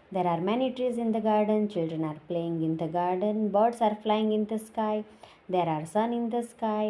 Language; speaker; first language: English; non-native, local second language; Gujarati